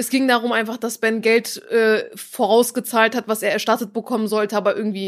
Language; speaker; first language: German; native; German